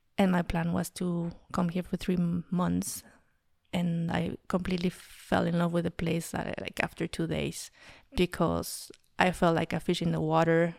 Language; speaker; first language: English; non-native, fluent; Spanish